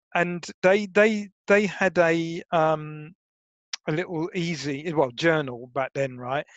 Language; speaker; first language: English; native; English